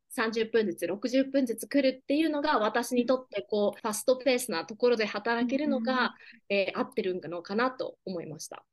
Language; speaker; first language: Japanese; native; Japanese